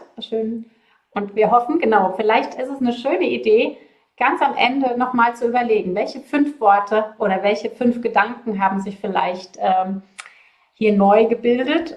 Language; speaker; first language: German; native; German